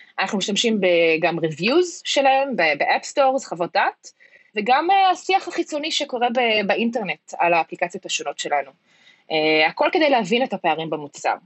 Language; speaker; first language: Hebrew; early bilingual, heritage; Hebrew